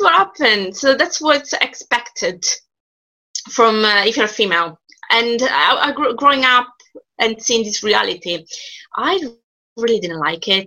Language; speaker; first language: English; non-native, fluent; Italian